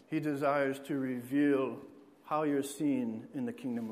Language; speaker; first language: English; native; English